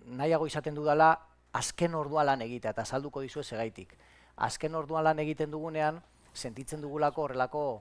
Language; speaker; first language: Basque; native; Basque